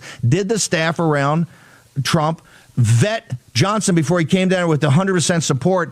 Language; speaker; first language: English; native; English